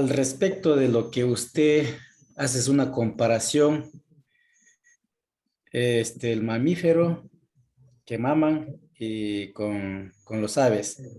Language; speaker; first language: Spanish; non-native, local second language; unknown